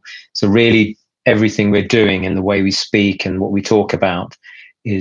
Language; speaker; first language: English; native; English